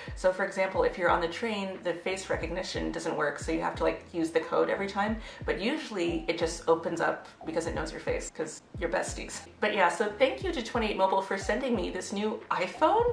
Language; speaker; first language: English; native; English